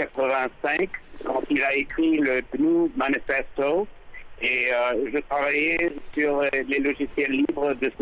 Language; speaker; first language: French; non-native, fluent; English